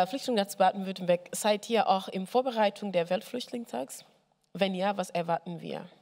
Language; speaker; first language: German; non-native, fluent; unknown